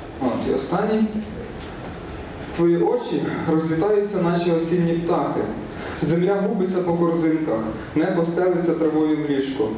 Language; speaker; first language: Ukrainian; native; Ukrainian